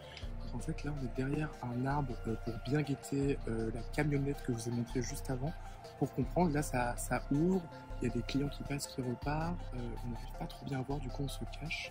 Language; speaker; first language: French; native; French